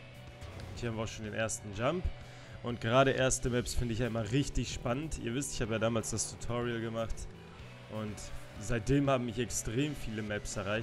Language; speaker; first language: German; native; German